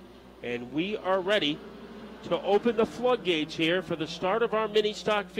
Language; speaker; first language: English; native; English